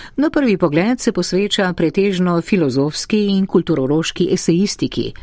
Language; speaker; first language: Slovenian; native; Slovenian